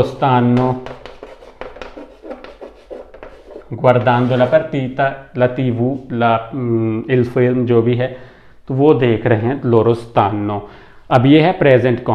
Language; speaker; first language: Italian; non-native, fluent; Urdu